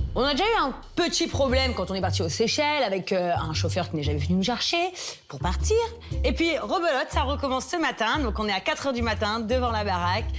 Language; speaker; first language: French; native; French